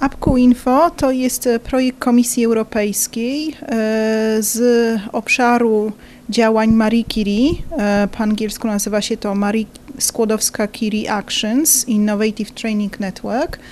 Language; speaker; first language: Polish; native; Polish